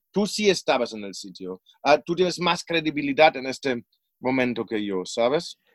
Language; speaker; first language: Spanish; non-native, fluent; German